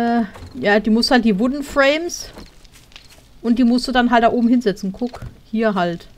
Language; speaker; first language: German; native; German